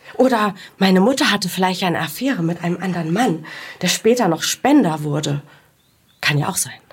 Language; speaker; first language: German; early bilingual, other home language; Greek